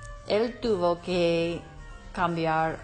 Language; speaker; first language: Spanish; non-native, learner; English